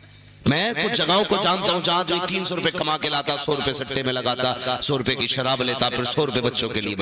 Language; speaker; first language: Hindi; native; Hindi